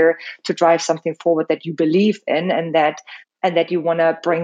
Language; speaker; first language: English; non-native, fluent; German